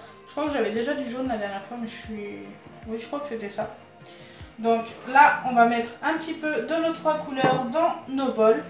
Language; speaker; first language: French; native; French